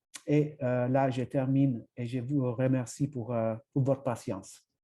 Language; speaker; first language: French; non-native, fluent; Italian